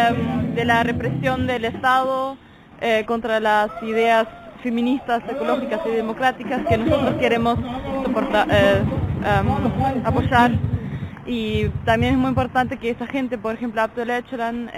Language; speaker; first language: Spanish; non-native, fluent; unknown